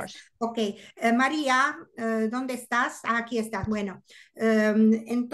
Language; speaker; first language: Spanish; non-native, learner; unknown